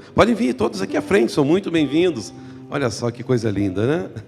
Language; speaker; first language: Portuguese; native; Portuguese